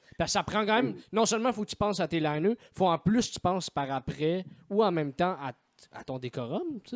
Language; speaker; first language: French; native; French